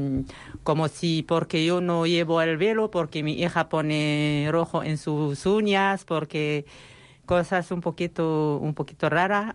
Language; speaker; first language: Spanish; non-native, learner; Arabic